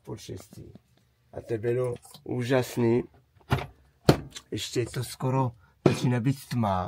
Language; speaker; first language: Czech; non-native, learner; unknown